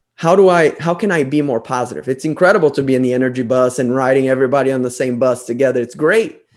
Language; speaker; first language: English; non-native, fluent; Portuguese